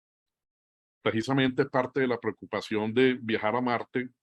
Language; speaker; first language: Spanish; native; Spanish